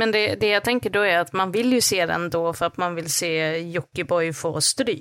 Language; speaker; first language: Swedish; native; Swedish